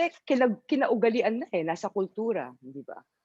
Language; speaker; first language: Filipino; native; Filipino